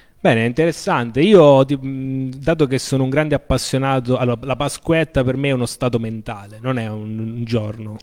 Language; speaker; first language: Italian; native; Italian